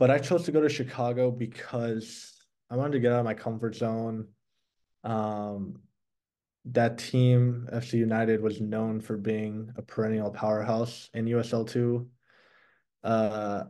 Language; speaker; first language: English; early bilingual, other home language; Persian